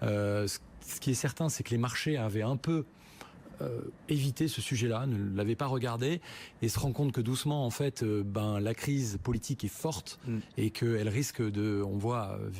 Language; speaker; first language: French; native; French